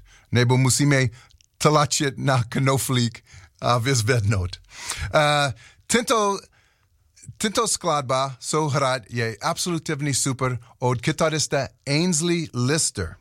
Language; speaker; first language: Czech; non-native, learner; English